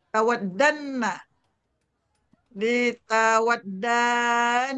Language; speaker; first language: Arabic; non-native, learner; Indonesian